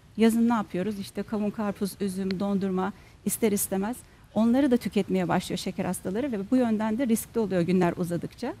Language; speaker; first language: Turkish; native; Turkish